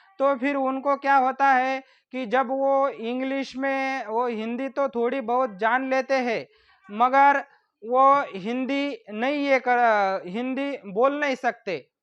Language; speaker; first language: Hindi; non-native, local second language; Marathi